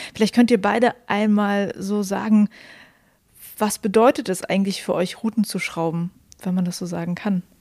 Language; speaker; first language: German; native; German